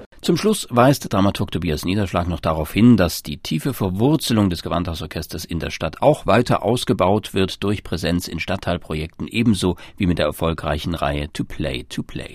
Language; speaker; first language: German; native; German